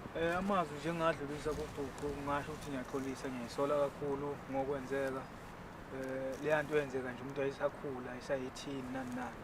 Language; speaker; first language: Zulu; native; Zulu